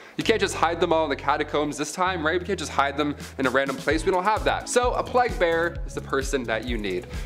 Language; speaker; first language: English; native; English